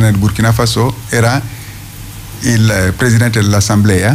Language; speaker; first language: Italian; non-native, fluent; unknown